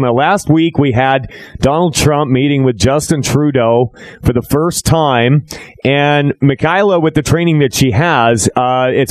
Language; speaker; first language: English; native; English